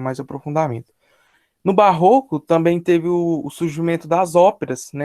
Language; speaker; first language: Portuguese; native; Portuguese